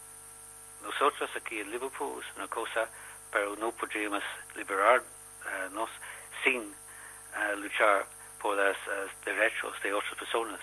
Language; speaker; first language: Spanish; non-native, learner; English